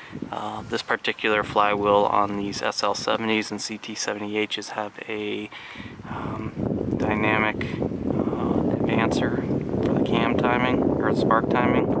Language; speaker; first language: English; native; English